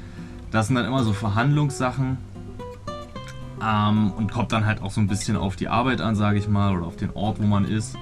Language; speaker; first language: German; native; German